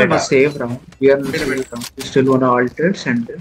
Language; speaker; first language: English; non-native, local second language; Kannada